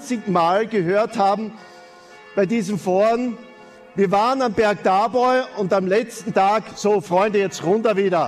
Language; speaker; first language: German; native; German